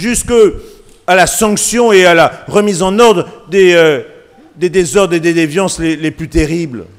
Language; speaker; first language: French; native; French